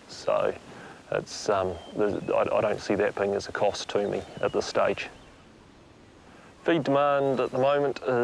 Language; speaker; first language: English; native; English